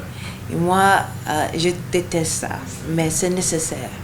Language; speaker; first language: French; non-native, learner; Yoruba